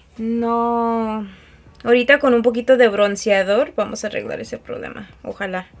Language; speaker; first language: Spanish; early bilingual, heritage; Spanish